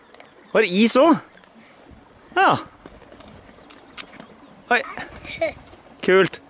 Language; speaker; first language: Norwegian; native; Norwegian